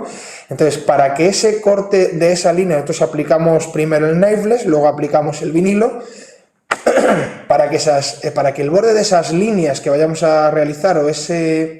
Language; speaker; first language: Spanish; native; Spanish